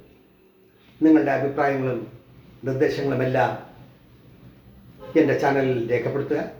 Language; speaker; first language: Malayalam; native; Malayalam